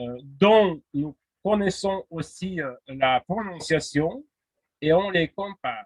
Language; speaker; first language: French; non-native, fluent; Russian